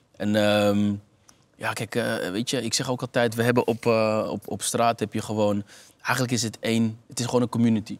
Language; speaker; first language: Dutch; native; Dutch